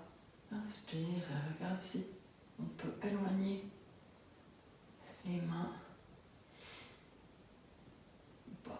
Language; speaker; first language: French; native; French